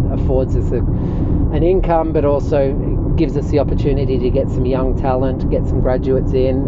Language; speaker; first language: English; native; English